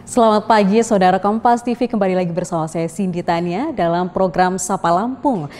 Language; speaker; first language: Indonesian; native; Indonesian